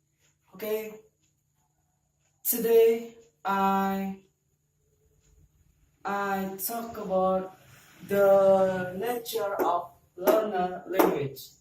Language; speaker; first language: English; non-native, learner; Indonesian